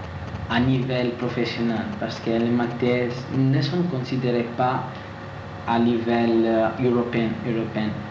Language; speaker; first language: French; non-native, learner; Italian